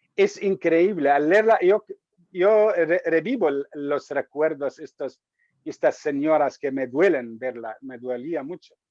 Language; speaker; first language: Spanish; non-native, fluent; Arabic